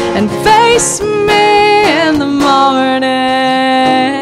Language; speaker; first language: English; native; English